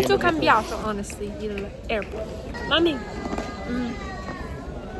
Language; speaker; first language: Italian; early bilingual, other home language; Filipino